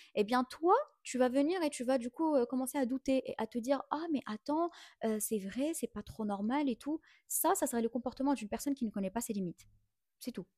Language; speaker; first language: French; non-native, local second language; Arabic